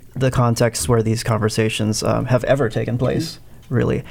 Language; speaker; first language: English; non-native, local second language; Filipino